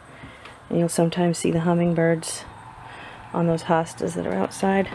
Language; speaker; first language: English; native; English